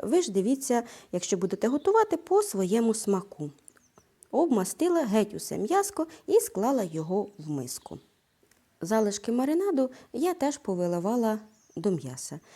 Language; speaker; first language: Ukrainian; native; Ukrainian